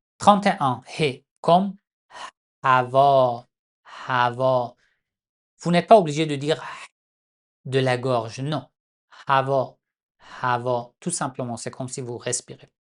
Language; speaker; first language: French; non-native, fluent; Persian